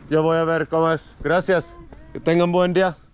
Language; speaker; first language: Spanish; non-native, learner; Finnish